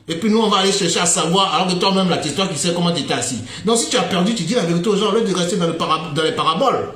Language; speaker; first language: French; native; French